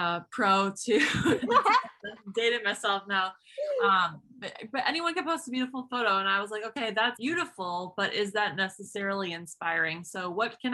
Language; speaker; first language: English; native; English